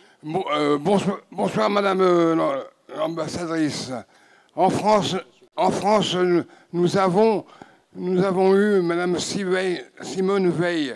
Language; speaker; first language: French; native; French